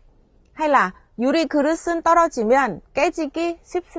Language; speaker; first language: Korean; non-native, fluent; Vietnamese